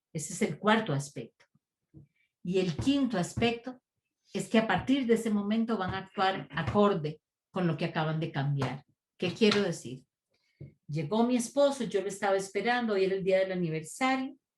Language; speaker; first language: Spanish; native; Spanish